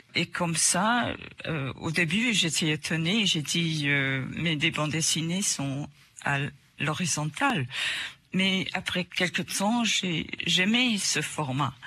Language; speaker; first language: French; non-native, fluent; English